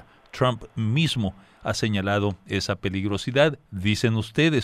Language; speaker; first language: Spanish; native; Spanish